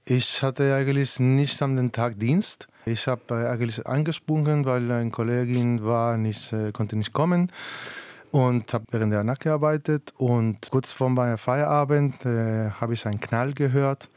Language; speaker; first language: German; non-native, fluent; Spanish